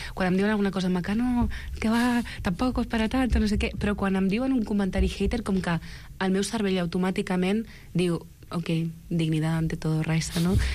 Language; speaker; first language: Catalan; early bilingual, other home language; Arabic